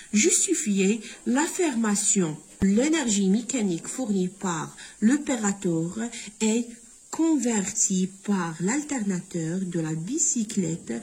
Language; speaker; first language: French; non-native, local second language; Arabic